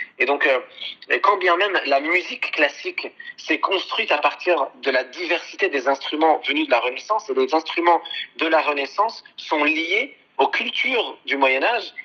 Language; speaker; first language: French; early bilingual, other home language; Arabic